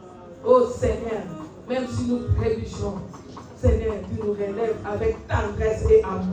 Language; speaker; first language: French; non-native, local second language; Lingala